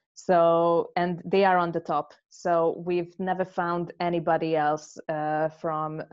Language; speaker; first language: English; non-native, fluent; Hungarian